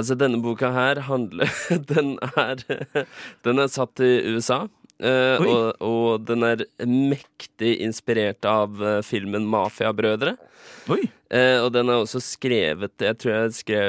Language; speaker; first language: Norwegian; native; Norwegian